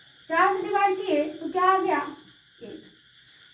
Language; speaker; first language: Hindi; native; Hindi